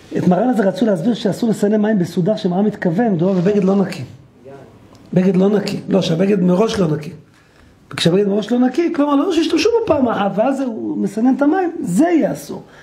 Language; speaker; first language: Hebrew; native; Hebrew